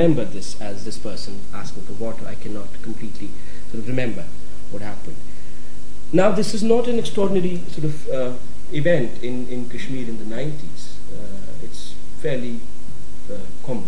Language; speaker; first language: English; non-native, local second language; Kashmiri